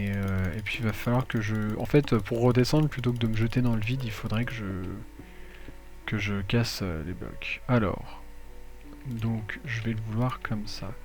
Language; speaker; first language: French; native; French